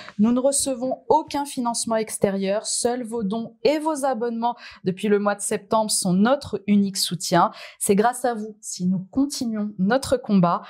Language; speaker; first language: French; native; French